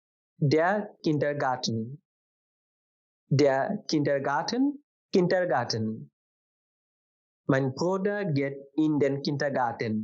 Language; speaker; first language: German; non-native, fluent; Bangla